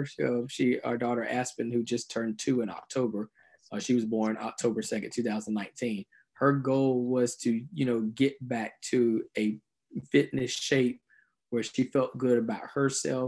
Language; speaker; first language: English; native; English